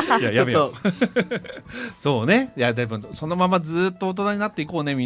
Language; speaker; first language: Japanese; native; Japanese